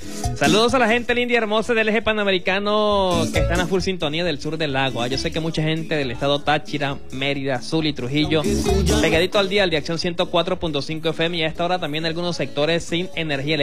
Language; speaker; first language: Spanish; native; Spanish